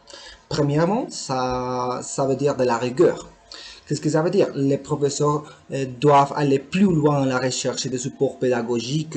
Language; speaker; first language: French; non-native, learner; Spanish